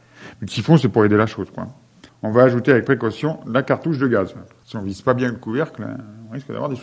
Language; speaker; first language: French; native; French